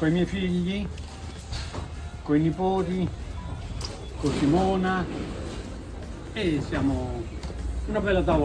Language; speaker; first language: Italian; native; Italian